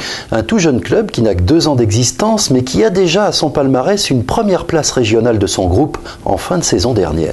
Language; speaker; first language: French; native; French